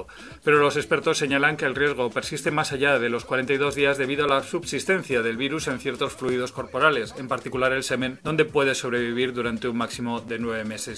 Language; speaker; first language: Spanish; native; Spanish